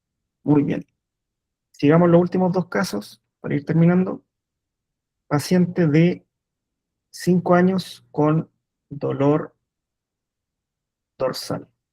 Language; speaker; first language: Spanish; native; Spanish